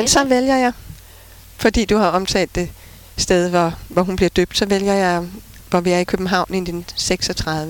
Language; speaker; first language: Danish; native; Danish